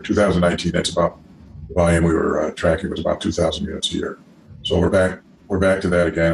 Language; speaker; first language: English; native; English